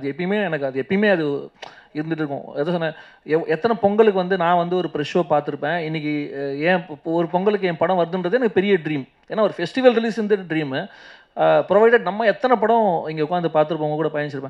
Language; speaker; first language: Tamil; native; Tamil